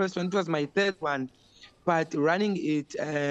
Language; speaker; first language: English; non-native, local second language; Xhosa